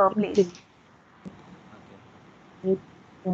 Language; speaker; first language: German; non-native, learner; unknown